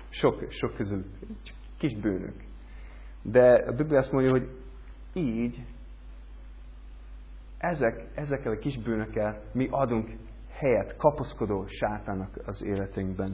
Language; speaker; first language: Hungarian; non-native, learner; English